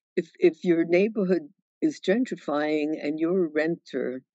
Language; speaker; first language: English; native; English